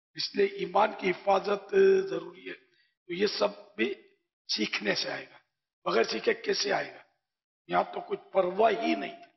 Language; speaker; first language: Urdu; native; Urdu